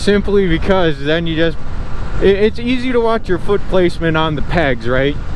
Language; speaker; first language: English; native; English